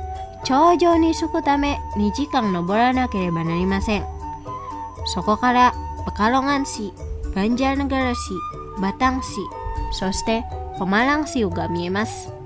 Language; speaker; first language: Japanese; non-native, fluent; Indonesian